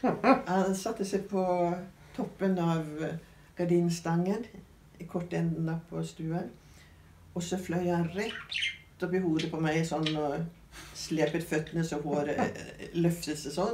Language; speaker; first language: Norwegian; native; Norwegian